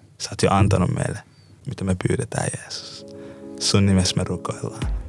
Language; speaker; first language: Finnish; non-native, fluent; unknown